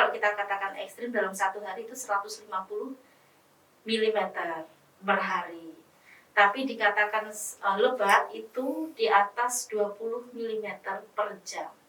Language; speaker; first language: Indonesian; native; Indonesian